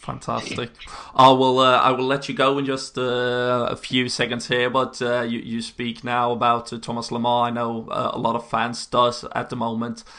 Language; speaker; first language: English; non-native, fluent; Swedish